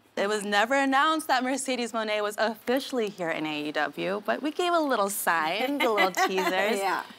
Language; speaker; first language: English; native; English